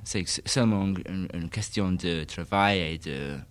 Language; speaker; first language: French; non-native, learner; English